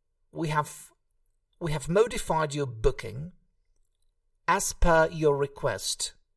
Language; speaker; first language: English; non-native, fluent; Hungarian